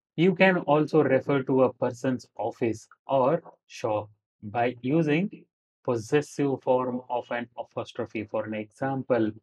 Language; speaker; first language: English; non-native, local second language; Kannada